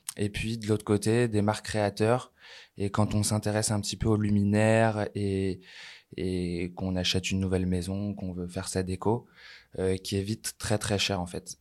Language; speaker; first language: French; native; French